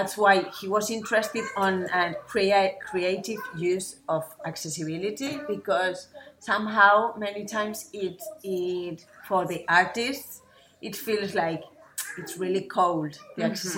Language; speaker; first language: English; non-native, fluent; Spanish